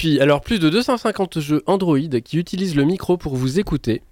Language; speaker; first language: French; native; French